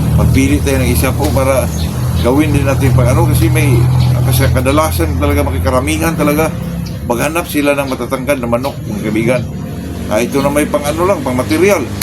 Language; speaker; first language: Filipino; non-native, local second language; Cebuano